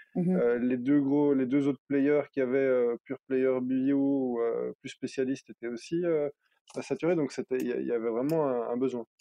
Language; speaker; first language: French; native; French